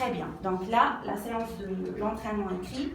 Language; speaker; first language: French; non-native, local second language; Arabic